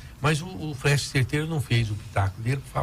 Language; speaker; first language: Portuguese; native; Portuguese